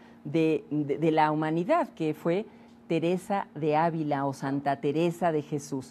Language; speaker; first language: Spanish; native; Spanish